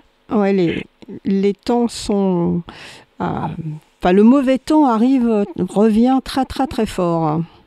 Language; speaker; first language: French; native; French